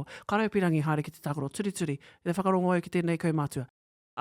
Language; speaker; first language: Māori; non-native, local second language; English